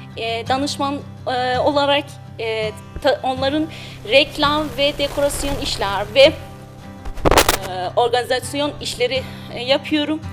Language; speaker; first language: Turkish; non-native, learner; Persian